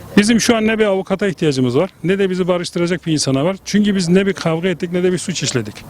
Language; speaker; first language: Turkish; early bilingual, heritage; Turkish